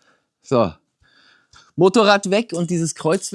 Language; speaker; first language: German; native; German